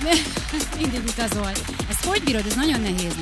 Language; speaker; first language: Hungarian; native; Hungarian